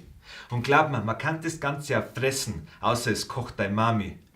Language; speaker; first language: German; native; German